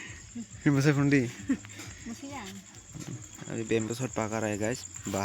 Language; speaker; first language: Hindi; non-native, local second language; Kok Borok